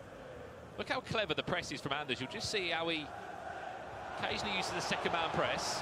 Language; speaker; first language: English; native; English